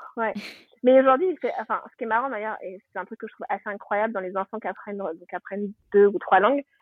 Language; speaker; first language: French; native; French